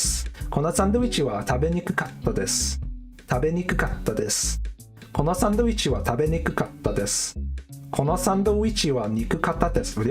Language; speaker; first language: Japanese; non-native, learner; English